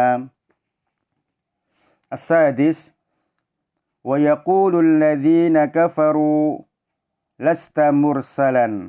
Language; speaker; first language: Arabic; non-native, fluent; Indonesian